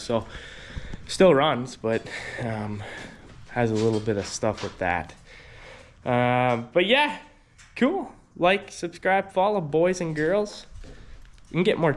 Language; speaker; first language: English; native; English